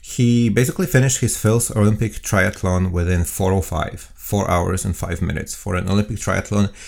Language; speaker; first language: English; non-native, fluent; Polish